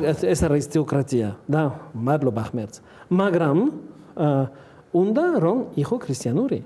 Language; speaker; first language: Georgian; non-native, learner; French